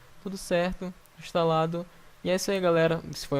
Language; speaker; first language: Portuguese; native; Portuguese